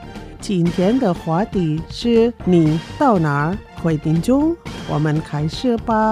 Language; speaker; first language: Chinese; non-native, fluent; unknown